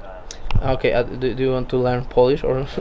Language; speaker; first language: English; non-native, fluent; Polish